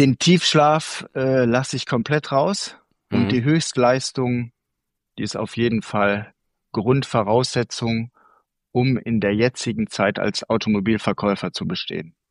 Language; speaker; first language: German; native; German